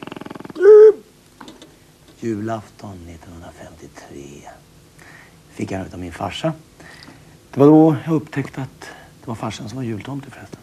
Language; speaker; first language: Swedish; native; Swedish